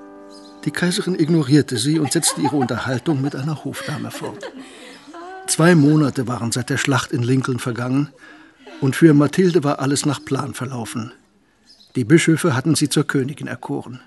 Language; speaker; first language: German; native; German